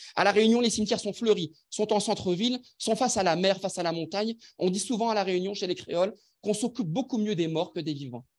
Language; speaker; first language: French; non-native, local second language; Arabic